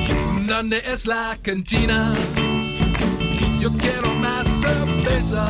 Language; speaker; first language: Spanish; non-native, learner; English